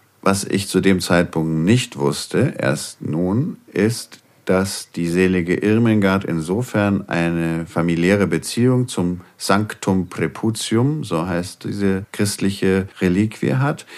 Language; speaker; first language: German; native; German